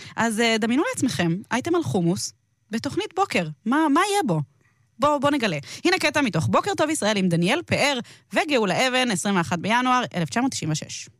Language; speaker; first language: Hebrew; native; Hebrew